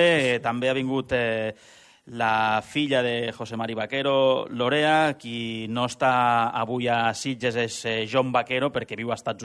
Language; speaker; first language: Catalan; native; Catalan